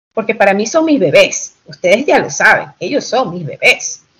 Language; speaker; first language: Spanish; early bilingual, heritage; Spanish